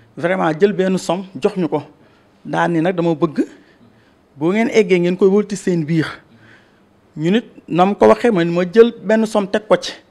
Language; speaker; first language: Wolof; native; Wolof